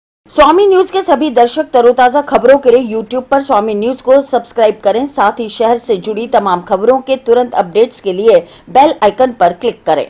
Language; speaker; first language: Hindi; native; Hindi